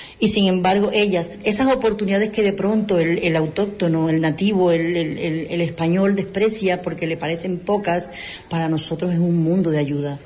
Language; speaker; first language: Spanish; native; Spanish